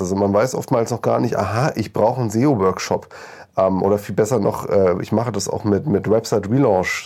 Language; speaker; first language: German; native; German